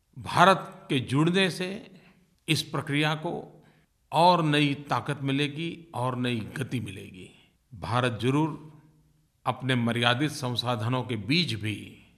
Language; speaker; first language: Hindi; non-native, local second language; Gujarati